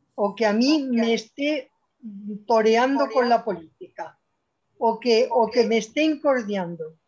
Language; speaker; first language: Spanish; native; Spanish